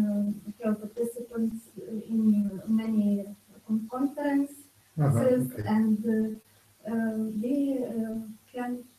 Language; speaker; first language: English; non-native, learner; Ukrainian